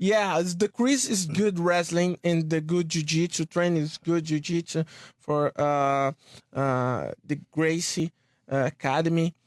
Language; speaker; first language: English; non-native, learner; Portuguese